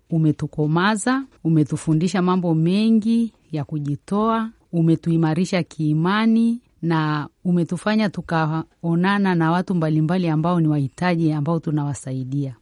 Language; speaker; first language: Swahili; native; Swahili